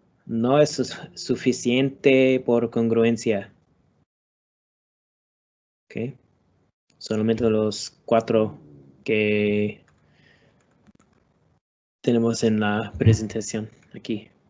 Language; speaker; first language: Spanish; non-native, learner; English